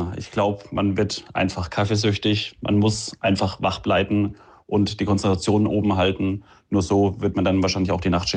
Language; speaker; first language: German; native; German